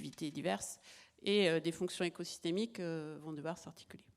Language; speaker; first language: French; native; French